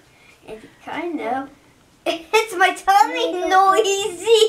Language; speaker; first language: English; native; English